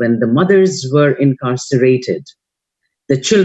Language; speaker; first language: English; non-native, local second language; Hindi